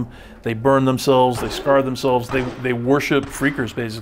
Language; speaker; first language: English; native; English